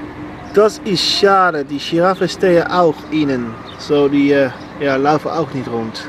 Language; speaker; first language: German; non-native, learner; Dutch